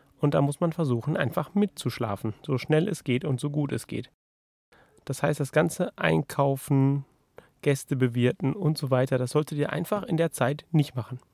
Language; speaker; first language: German; native; German